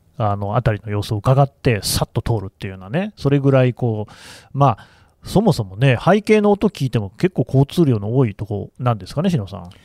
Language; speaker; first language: Japanese; native; Japanese